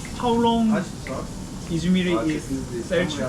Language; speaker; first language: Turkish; non-native, learner; Korean